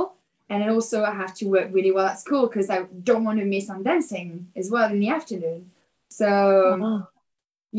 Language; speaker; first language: English; non-native, fluent; French